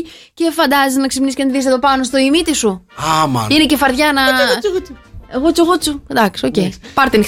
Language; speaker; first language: Greek; native; Greek